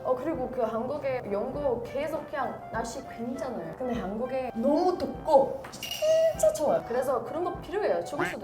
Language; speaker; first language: Korean; non-native, learner; English